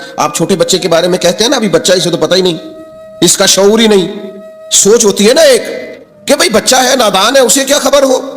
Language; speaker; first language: Urdu; native; Urdu